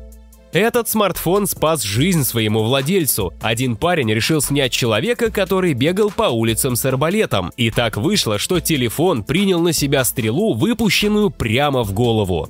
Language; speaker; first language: Russian; native; Russian